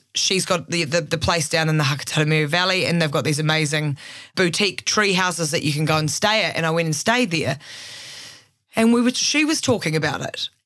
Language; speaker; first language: English; native; English